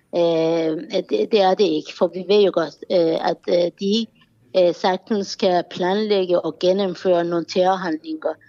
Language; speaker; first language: Danish; non-native, fluent; Persian